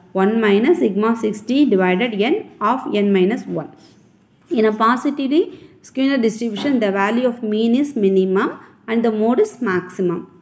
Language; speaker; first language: English; non-native, local second language; Tamil